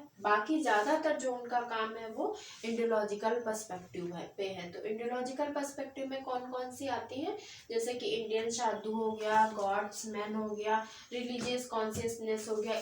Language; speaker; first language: Hindi; native; Hindi